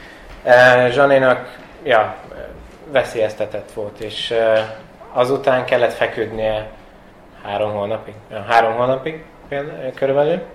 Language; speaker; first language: Hungarian; early bilingual, heritage; Hungarian